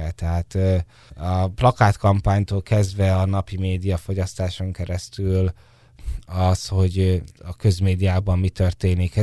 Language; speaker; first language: Hungarian; native; Hungarian